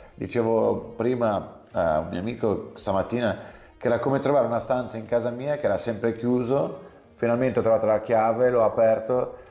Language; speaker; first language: Italian; early bilingual, heritage; English